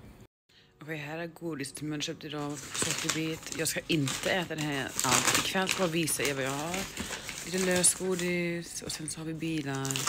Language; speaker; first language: Swedish; early bilingual, heritage; Swedish